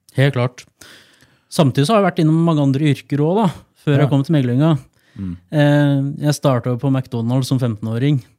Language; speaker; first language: Norwegian; native; Norwegian